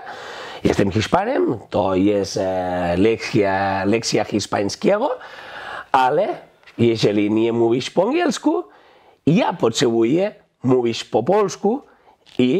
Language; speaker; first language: Polish; non-native, learner; Catalan